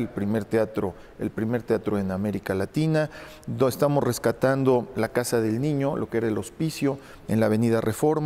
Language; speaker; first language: Spanish; native; Spanish